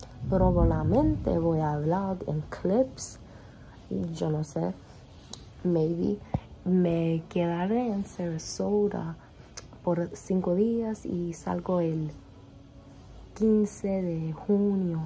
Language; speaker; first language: Spanish; non-native, learner; English